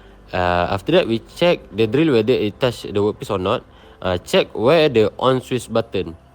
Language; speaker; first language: English; non-native, local second language; Malay